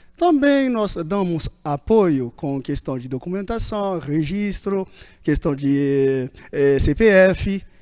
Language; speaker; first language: Portuguese; non-native, fluent; Haitian Creole